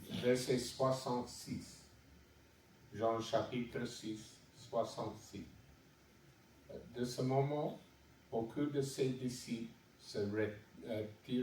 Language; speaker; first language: French; non-native, learner; English